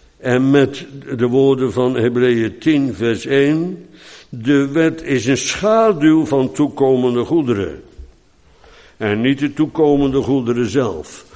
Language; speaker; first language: Dutch; native; Dutch